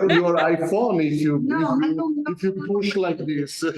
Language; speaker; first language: English; non-native, learner; Italian